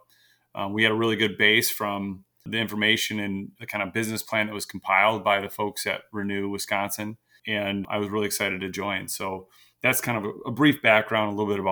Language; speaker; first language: English; native; English